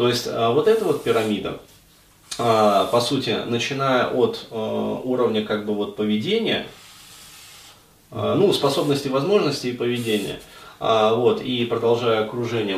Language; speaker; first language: Russian; native; Russian